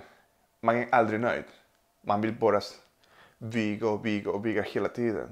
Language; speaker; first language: Swedish; non-native, fluent; Spanish